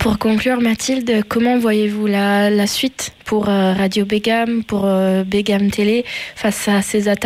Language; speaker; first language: French; native; French